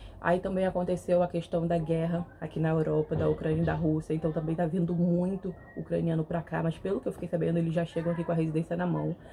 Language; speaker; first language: Portuguese; native; Portuguese